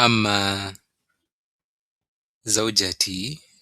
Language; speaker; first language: Arabic; non-native, learner; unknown